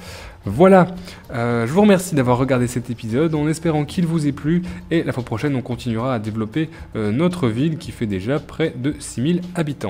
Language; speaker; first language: French; native; French